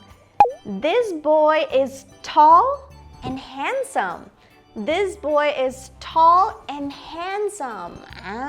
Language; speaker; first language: English; non-native, fluent; Thai